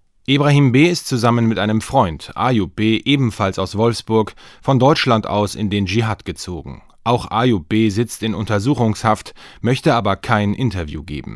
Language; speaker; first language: German; native; German